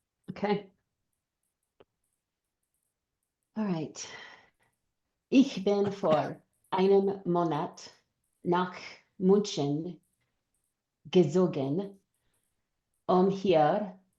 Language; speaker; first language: German; non-native, learner; English